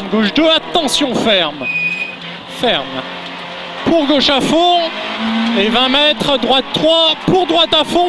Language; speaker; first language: French; native; French